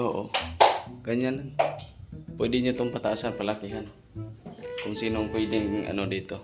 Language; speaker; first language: Filipino; native; Filipino